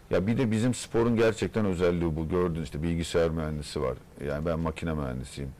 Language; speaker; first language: Turkish; native; Turkish